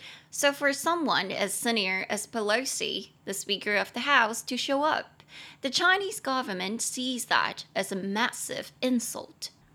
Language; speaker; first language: English; non-native, fluent; Chinese